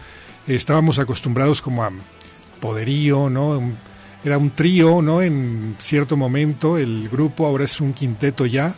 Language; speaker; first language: Spanish; native; Spanish